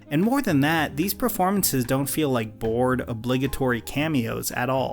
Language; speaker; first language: English; native; English